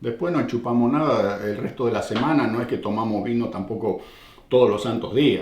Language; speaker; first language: Spanish; native; Spanish